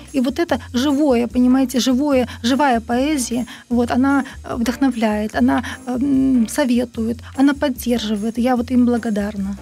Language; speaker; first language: Russian; native; Russian